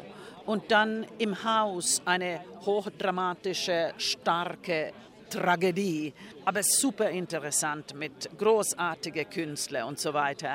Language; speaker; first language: German; non-native, fluent; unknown